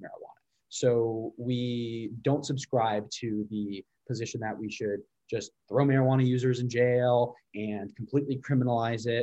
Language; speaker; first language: English; native; English